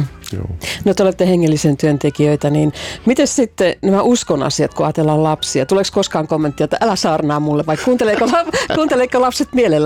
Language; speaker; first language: Finnish; native; Finnish